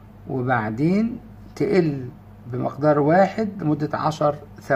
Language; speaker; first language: Arabic; native; Arabic